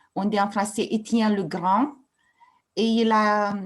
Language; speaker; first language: French; non-native, fluent; Romanian